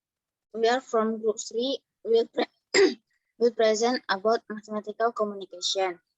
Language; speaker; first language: English; non-native, learner; Indonesian